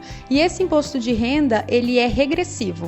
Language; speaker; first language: Portuguese; native; Portuguese